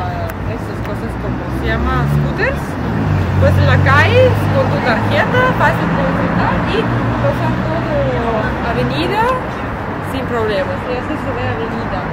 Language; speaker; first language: Spanish; non-native, learner; Russian